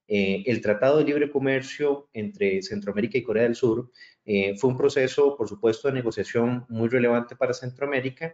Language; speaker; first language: Spanish; native; Spanish